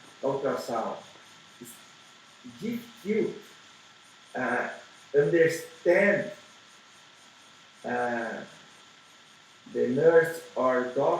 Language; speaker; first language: English; non-native, learner; Portuguese